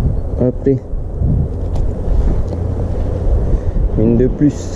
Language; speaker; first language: French; native; French